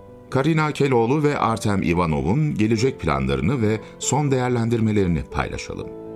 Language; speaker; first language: Turkish; native; Turkish